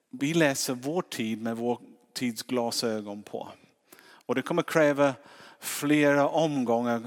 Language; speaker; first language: Swedish; non-native, fluent; English